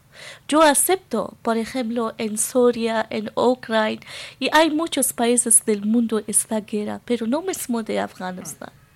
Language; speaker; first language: Spanish; non-native, learner; Persian